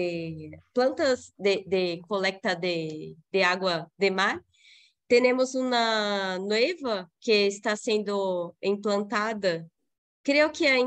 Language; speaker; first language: Spanish; non-native, fluent; Portuguese